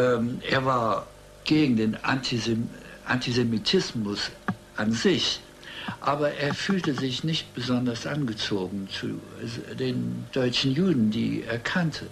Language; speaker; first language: German; early bilingual, heritage; German